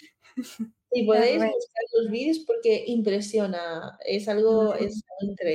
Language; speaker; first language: Spanish; early bilingual, other home language; Chinese